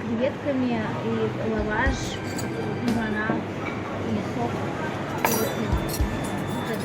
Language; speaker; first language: Russian; native; Russian